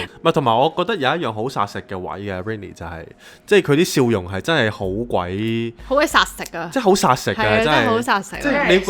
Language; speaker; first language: Cantonese; native; Cantonese